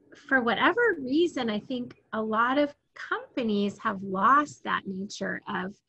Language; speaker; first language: English; native; English